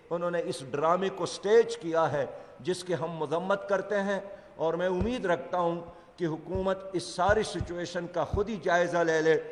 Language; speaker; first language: Urdu; non-native, local second language; Pashto